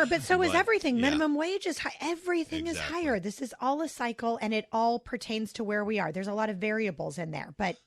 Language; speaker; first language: English; native; English